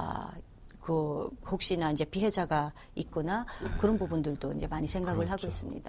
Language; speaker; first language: Korean; non-native, fluent; Filipino